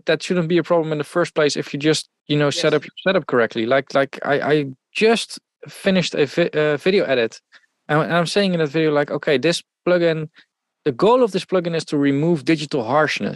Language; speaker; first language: English; non-native, fluent; Dutch